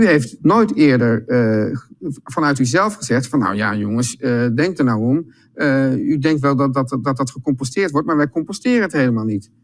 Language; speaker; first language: Dutch; native; Dutch